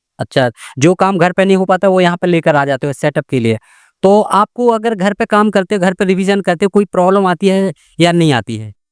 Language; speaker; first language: Hindi; native; Hindi